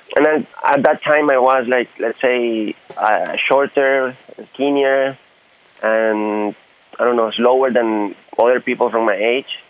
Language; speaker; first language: English; non-native, fluent; Spanish